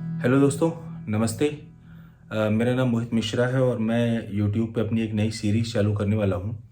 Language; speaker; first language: Hindi; native; Hindi